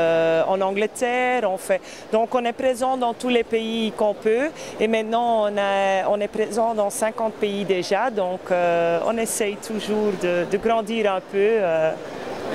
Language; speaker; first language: French; non-native, fluent; Dutch